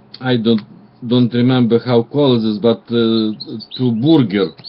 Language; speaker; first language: English; non-native, learner; Russian